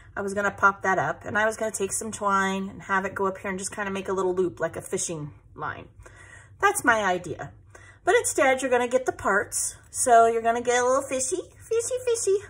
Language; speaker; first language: English; native; English